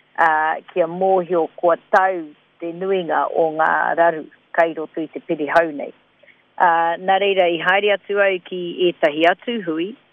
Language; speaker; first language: Māori; non-native, local second language; English